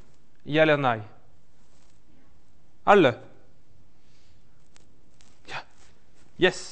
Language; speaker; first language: Norwegian; non-native, fluent; French